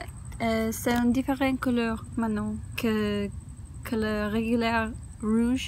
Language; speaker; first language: French; non-native, learner; English